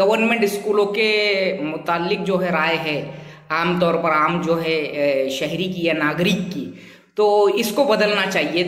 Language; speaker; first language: Hindi; native; Hindi